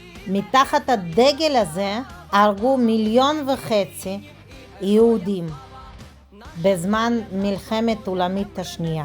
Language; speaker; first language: Hebrew; non-native, fluent; Russian